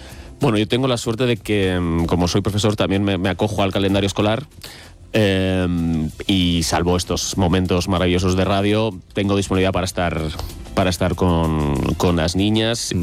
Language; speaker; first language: Spanish; native; Spanish